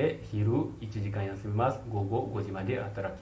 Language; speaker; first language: Japanese; non-native, learner; Malay